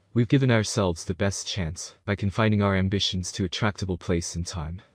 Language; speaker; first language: English; native; English